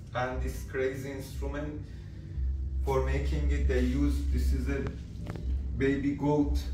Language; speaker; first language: English; non-native, fluent; Persian